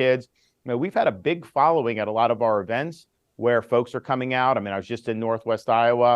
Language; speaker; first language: English; native; English